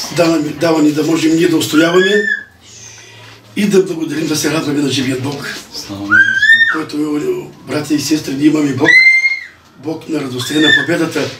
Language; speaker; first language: Bulgarian; non-native, local second language; Romany